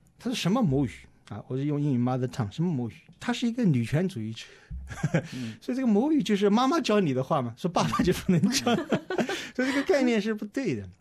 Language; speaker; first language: Chinese; native; Chinese